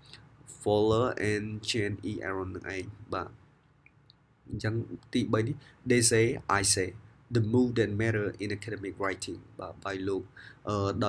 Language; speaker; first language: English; non-native, fluent; Khmer